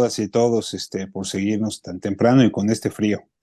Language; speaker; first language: Spanish; native; Spanish